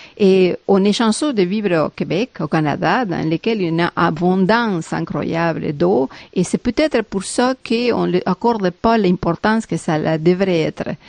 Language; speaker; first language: French; non-native, fluent; Spanish